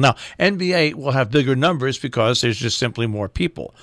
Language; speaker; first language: English; native; English